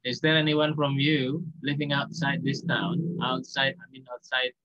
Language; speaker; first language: English; non-native, fluent; Indonesian